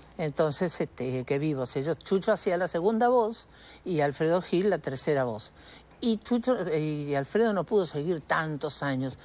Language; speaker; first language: Spanish; native; Spanish